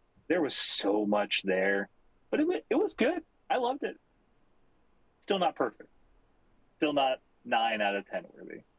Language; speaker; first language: English; native; English